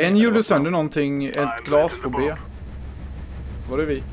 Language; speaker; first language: Swedish; native; Swedish